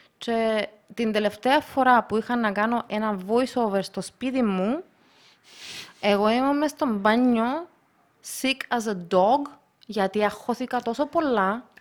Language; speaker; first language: Greek; early bilingual, other home language; Russian